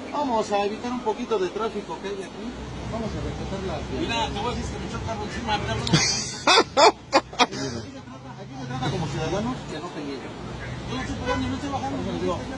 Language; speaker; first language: Spanish; native; Spanish